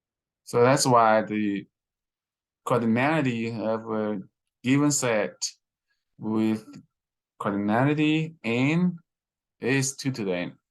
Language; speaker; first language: English; non-native, fluent; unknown